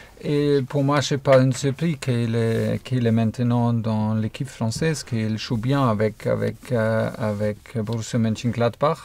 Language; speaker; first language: French; non-native, fluent; German